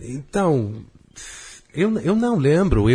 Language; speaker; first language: Portuguese; non-native, fluent; English